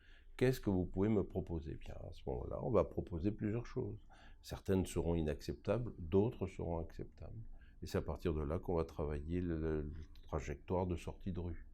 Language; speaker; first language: French; native; French